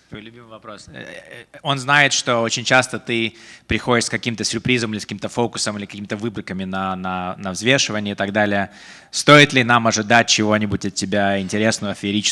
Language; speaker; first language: Russian; native; Russian